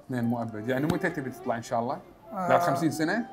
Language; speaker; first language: Arabic; native; Arabic